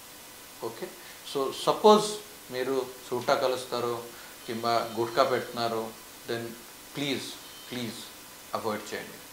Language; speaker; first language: Telugu; non-native, fluent; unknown